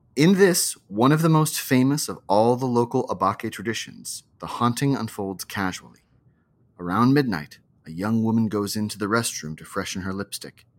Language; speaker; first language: English; native; English